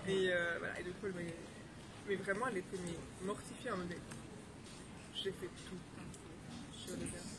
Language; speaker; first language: French; native; French